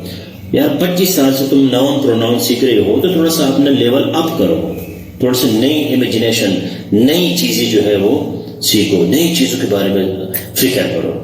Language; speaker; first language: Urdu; non-native, local second language; Pashto